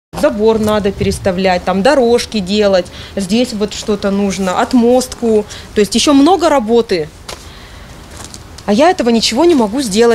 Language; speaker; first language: Russian; native; Russian